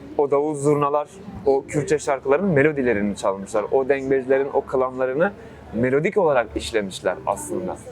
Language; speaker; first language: Turkish; non-native, local second language; Kurdish